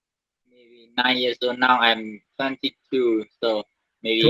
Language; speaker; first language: English; non-native, learner; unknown